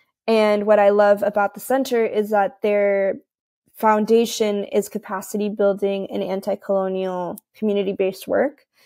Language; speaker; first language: English; early bilingual, other home language; Spanish